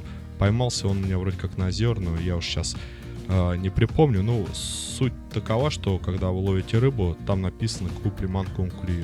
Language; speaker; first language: Russian; native; Russian